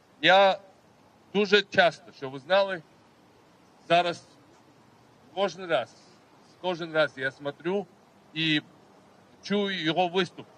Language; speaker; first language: Ukrainian; non-native, fluent; Georgian